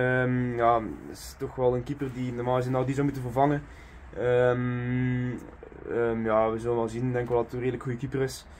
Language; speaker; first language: Dutch; native; Dutch